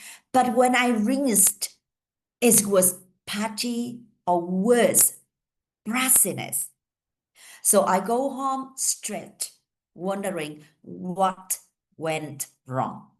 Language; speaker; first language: English; non-native, fluent; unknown